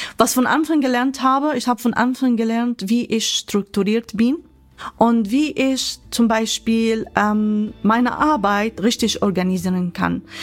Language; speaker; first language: German; non-native, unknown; Arabic